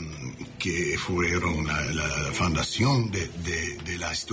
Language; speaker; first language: Spanish; non-native, learner; English